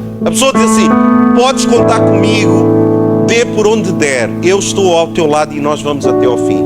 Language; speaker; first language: Portuguese; native; Portuguese